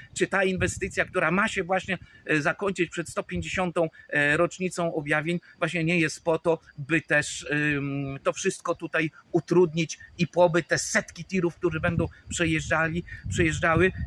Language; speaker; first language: Polish; native; Polish